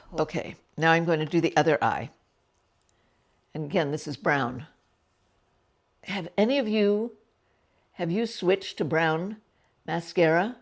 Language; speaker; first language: English; native; English